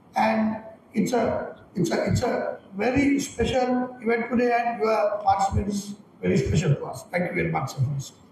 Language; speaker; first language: English; non-native, local second language; Sinhala